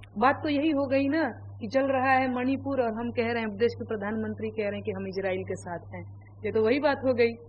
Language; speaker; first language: Hindi; non-native, local second language; Bhojpuri